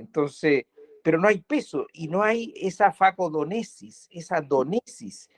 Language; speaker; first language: Spanish; native; Spanish